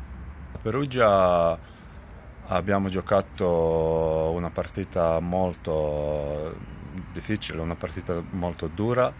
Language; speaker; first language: Italian; non-native, fluent; Serbian